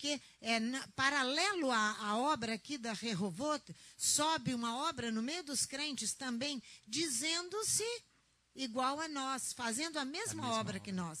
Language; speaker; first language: Portuguese; native; Portuguese